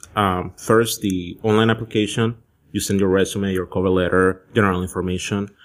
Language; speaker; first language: English; early bilingual, other home language; Spanish